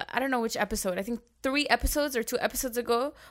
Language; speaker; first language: English; early bilingual, other home language; Arabic